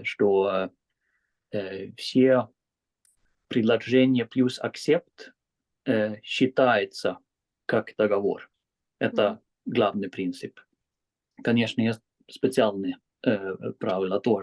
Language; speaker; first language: Russian; non-native, fluent; Swedish